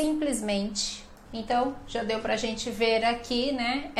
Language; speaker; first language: Portuguese; native; Portuguese